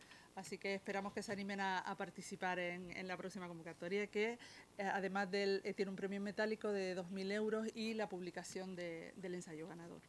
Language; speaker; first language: Spanish; native; Spanish